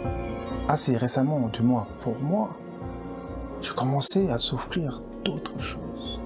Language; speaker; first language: French; non-native, fluent; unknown